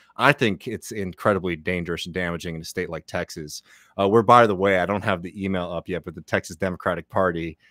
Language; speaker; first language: English; native; English